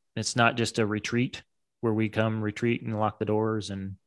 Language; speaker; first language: English; native; English